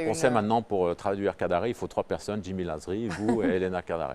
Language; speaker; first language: French; native; French